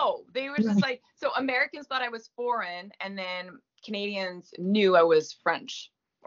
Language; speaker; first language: English; non-native, fluent; French